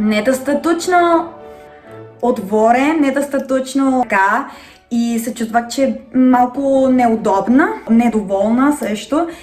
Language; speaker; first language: Bulgarian; non-native, learner; Spanish